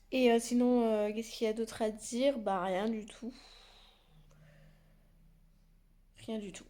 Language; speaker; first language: French; native; French